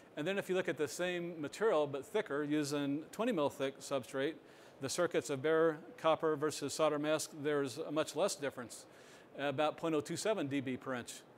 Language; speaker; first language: English; native; English